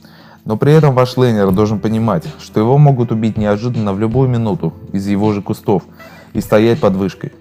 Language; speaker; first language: Russian; native; Russian